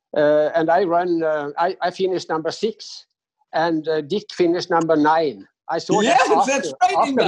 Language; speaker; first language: English; non-native, fluent; Norwegian